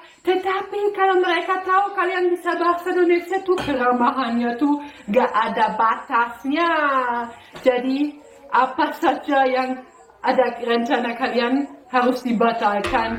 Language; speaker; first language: Indonesian; non-native, fluent; German